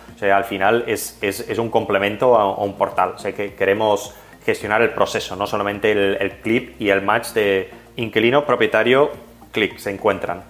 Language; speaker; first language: Spanish; non-native, fluent; Dutch